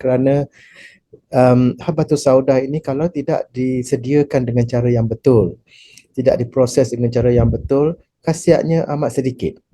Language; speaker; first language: Malay; native; Malay